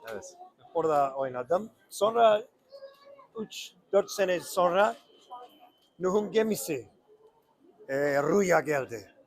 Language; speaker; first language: Turkish; non-native, learner; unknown